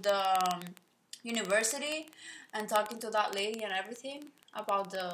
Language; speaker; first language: English; non-native, fluent; Spanish